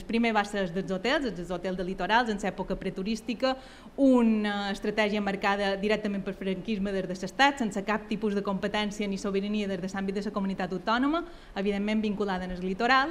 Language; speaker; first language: Catalan; native; Catalan